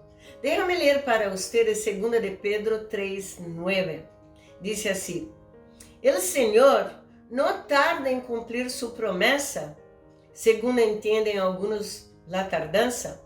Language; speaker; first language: Spanish; non-native, fluent; Portuguese